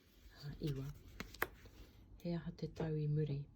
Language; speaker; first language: Māori; non-native, local second language; English